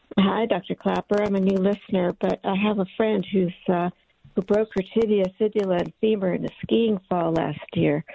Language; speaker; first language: English; native; English